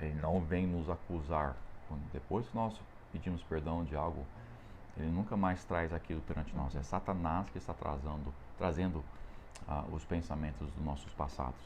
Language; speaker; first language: Portuguese; non-native, fluent; English